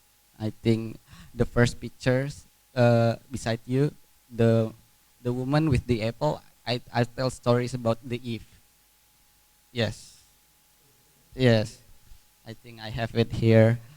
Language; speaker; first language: English; non-native, fluent; Indonesian